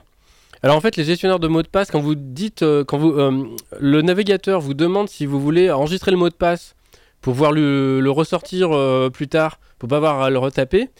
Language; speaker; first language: French; native; French